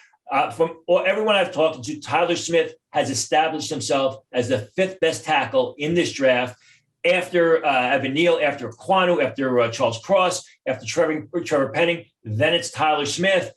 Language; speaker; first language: English; native; English